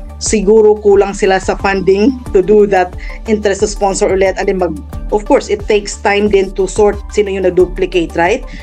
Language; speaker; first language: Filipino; non-native, local second language; Cebuano